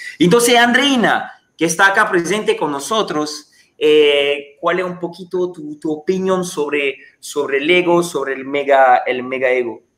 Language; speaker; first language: Spanish; non-native, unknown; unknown